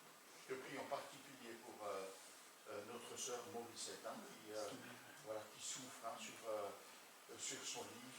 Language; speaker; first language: French; native; French